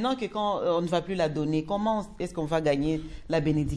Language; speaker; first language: French; non-native, local second language; Lingala